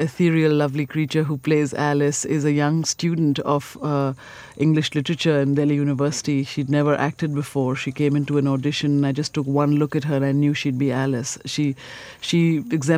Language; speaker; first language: English; non-native, local second language; Punjabi